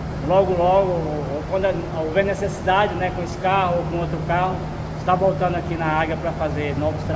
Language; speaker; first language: Portuguese; native; Portuguese